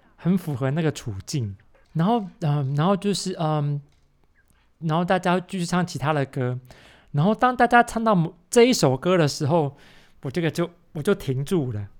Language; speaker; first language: Chinese; native; Chinese